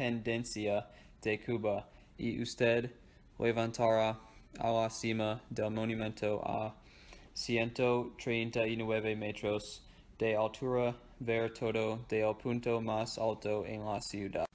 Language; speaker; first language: Spanish; non-native, learner; English